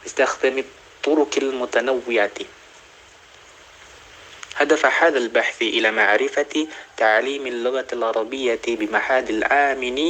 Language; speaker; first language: Arabic; non-native, learner; Indonesian